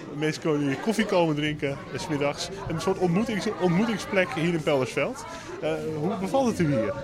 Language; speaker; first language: Dutch; native; Dutch